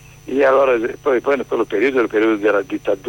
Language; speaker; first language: Italian; non-native, fluent; Portuguese